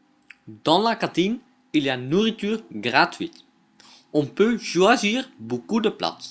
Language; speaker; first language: French; non-native, learner; Dutch